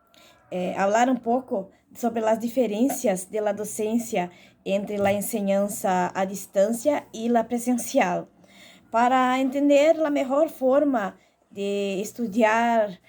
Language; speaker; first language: Spanish; non-native, learner; Portuguese